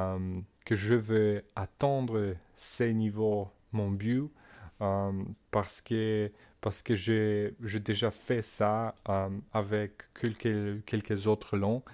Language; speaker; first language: French; non-native, learner; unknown